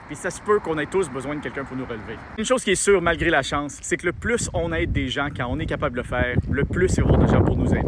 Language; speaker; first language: French; native; French